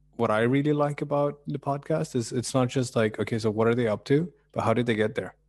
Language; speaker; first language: English; early bilingual, other home language; Russian